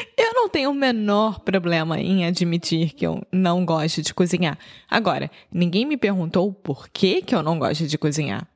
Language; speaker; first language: Portuguese; native; Portuguese